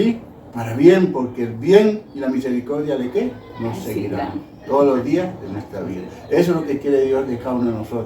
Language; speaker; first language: Spanish; native; Spanish